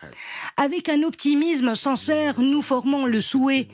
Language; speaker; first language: French; non-native, local second language; Arabic